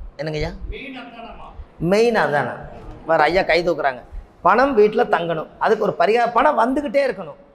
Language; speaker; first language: Tamil; native; Tamil